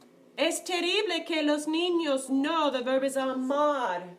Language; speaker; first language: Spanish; non-native, fluent; English